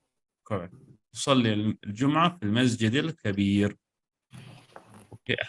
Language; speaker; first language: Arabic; non-native, fluent; English